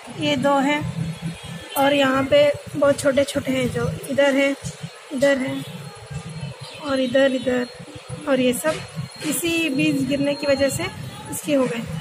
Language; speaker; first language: Hindi; non-native, local second language; Kannada